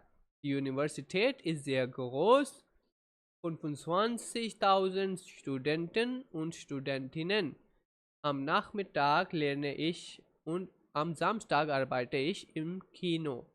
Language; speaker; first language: German; non-native, fluent; Urdu